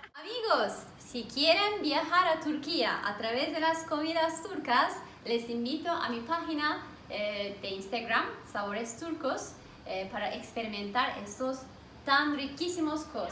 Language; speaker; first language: Spanish; non-native, learner; Turkish